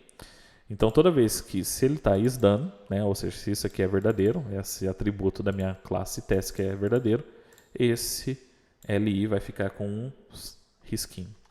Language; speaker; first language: Portuguese; native; Portuguese